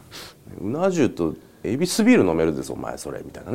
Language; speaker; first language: Japanese; native; Japanese